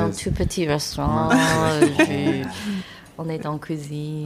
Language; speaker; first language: French; non-native, fluent; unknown